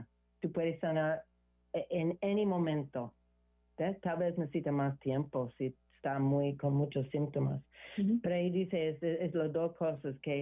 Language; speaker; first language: Spanish; non-native, learner; English